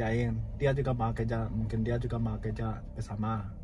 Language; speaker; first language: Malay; non-native, learner; Cantonese